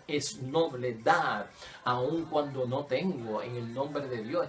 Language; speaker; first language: Spanish; native; Spanish